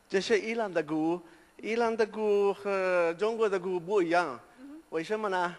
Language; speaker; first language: Chinese; non-native, learner; Persian